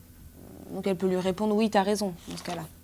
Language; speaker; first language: French; native; French